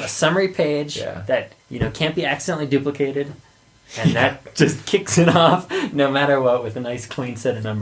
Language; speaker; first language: English; native; English